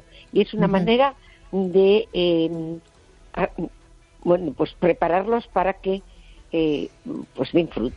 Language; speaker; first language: Spanish; native; Spanish